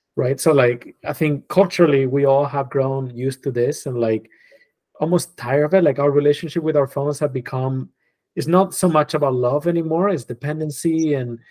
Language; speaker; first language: English; non-native, fluent; Spanish